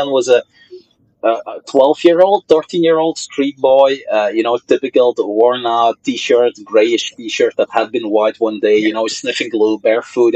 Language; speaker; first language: English; non-native, fluent; Dutch